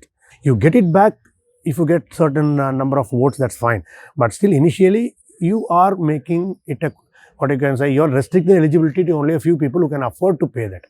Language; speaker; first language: English; non-native, local second language; Tamil